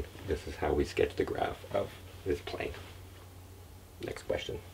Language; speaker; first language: English; native; English